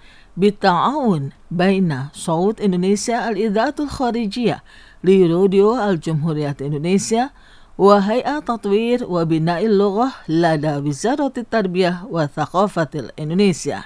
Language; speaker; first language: Arabic; non-native, fluent; Indonesian